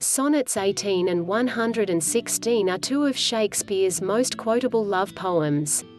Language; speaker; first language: English; native; English